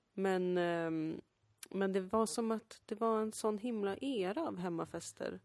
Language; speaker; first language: Swedish; early bilingual, other home language; Kurdish